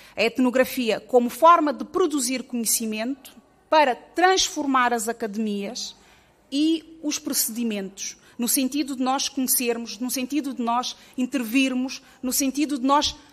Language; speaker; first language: Portuguese; native; Portuguese